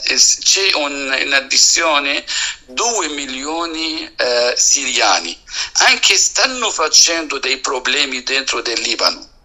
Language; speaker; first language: Italian; non-native, fluent; Arabic